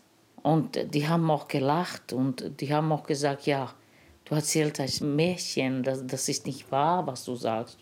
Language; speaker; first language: German; non-native, learner; Romany